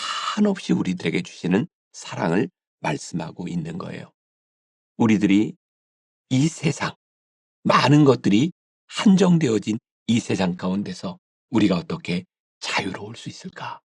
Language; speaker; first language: Korean; native; Korean